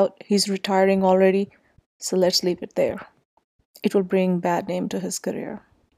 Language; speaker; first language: English; non-native, local second language; Urdu